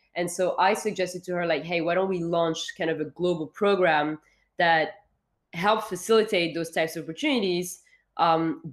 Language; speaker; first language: English; non-native, fluent; French